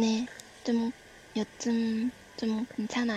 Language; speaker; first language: Korean; non-native, learner; Chinese